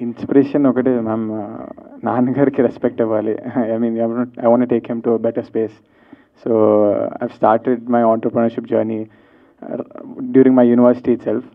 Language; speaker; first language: Telugu; native; Telugu